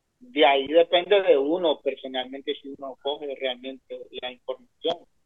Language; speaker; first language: Spanish; native; Spanish